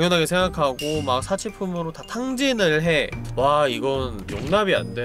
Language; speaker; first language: Korean; native; Korean